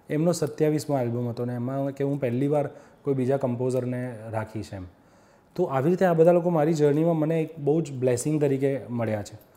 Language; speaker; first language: Gujarati; native; Gujarati